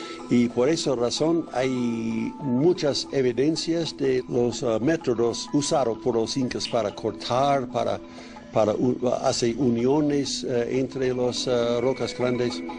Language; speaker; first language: Spanish; non-native, learner; English